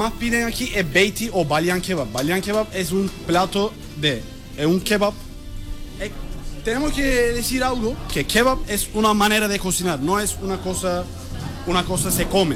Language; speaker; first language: Spanish; non-native, learner; Turkish